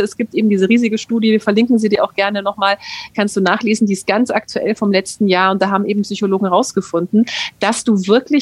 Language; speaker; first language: German; native; German